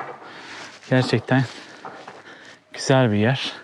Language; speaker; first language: Turkish; native; Turkish